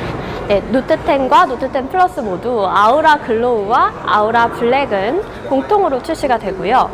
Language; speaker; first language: Korean; native; Korean